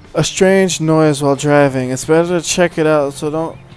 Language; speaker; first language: English; native; English